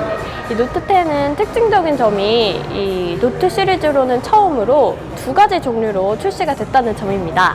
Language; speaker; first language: Korean; native; Korean